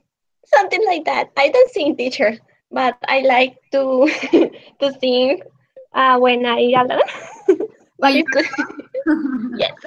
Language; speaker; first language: English; non-native, learner; Spanish